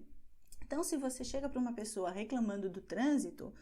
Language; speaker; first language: Portuguese; non-native, fluent; Spanish